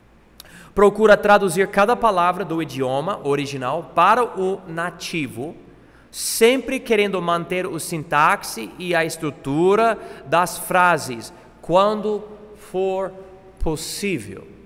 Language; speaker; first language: Portuguese; non-native, fluent; English